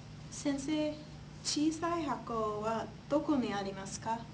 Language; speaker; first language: Japanese; non-native, learner; English